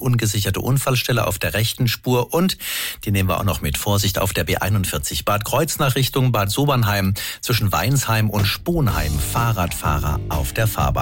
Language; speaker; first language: German; native; German